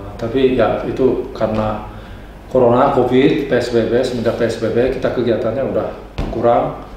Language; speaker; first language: Indonesian; non-native, fluent; Korean